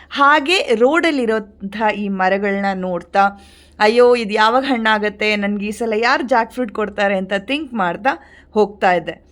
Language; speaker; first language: Kannada; non-native, local second language; Tulu